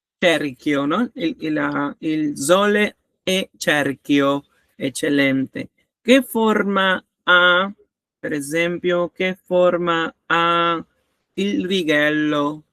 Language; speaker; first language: Italian; non-native, learner; Spanish